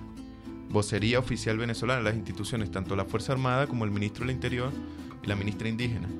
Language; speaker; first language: Spanish; native; Spanish